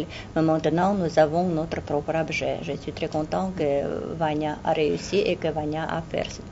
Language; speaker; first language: French; non-native, fluent; Russian